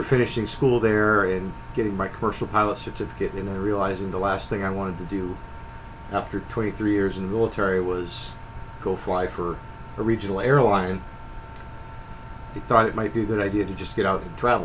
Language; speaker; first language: English; native; English